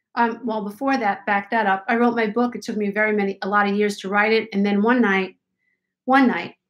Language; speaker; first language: English; native; English